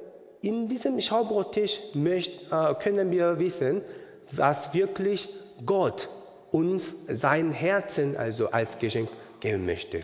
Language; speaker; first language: German; non-native, learner; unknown